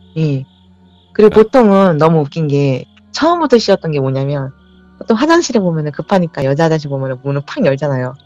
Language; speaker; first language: Korean; native; Korean